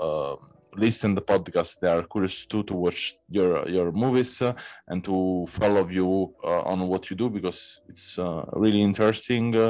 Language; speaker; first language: English; non-native, learner; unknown